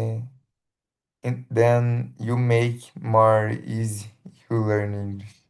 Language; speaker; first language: English; non-native, learner; Portuguese